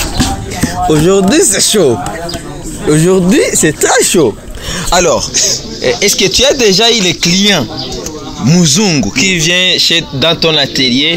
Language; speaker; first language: French; non-native, learner; Rundi